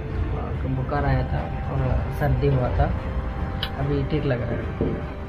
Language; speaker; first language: Hindi; non-native, local second language; Kannada